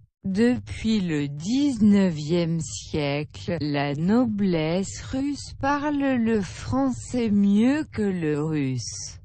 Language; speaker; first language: French; non-native, learner; Russian